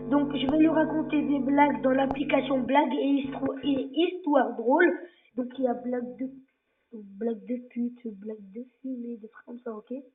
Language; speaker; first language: French; native; French